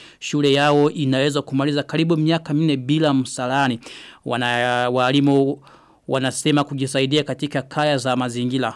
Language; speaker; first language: Swahili; non-native, local second language; Rundi